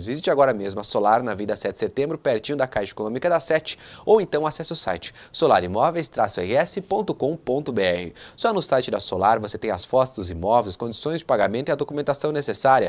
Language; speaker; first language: Portuguese; native; Portuguese